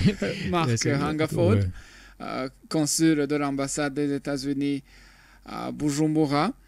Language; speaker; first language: French; non-native, local second language; Rundi